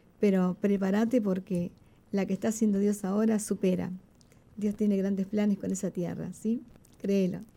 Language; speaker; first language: Spanish; native; Spanish